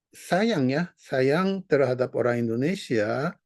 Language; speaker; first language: Indonesian; non-native, learner; Japanese